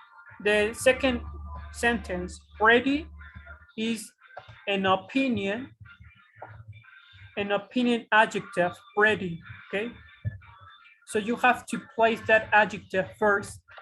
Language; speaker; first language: English; non-native, fluent; Spanish